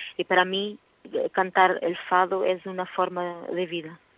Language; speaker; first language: Spanish; non-native, learner; Portuguese